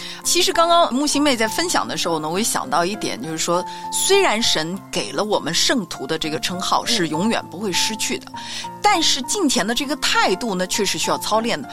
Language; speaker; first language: Chinese; native; Chinese